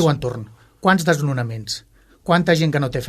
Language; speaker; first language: Catalan; native; Catalan